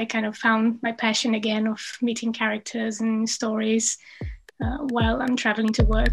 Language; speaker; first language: English; non-native, fluent; Portuguese